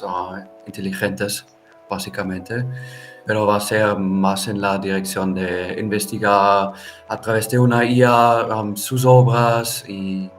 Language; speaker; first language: Spanish; non-native, fluent; German